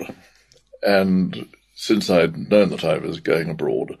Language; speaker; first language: English; native; English